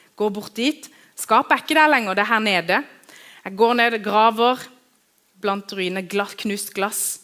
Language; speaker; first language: Norwegian; early bilingual, other home language; Kurdish